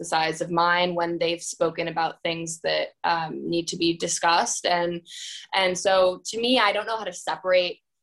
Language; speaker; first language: English; native; English